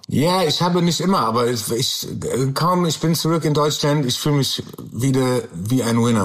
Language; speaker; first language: German; non-native, learner; English